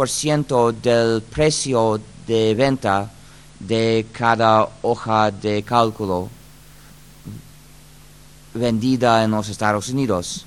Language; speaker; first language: Spanish; non-native, fluent; English